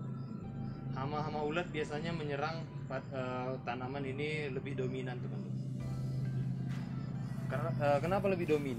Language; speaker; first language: Indonesian; native; Indonesian